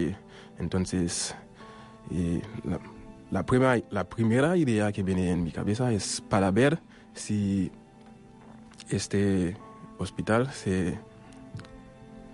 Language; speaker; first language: Spanish; non-native, local second language; Haitian Creole